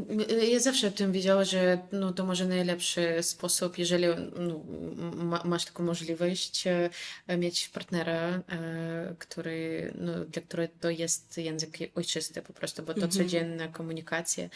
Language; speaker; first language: Polish; non-native, fluent; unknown